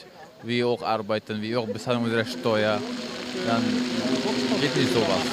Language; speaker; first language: German; non-native, learner; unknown